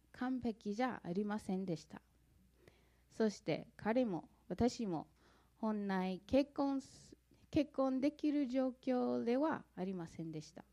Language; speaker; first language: Japanese; non-native, fluent; English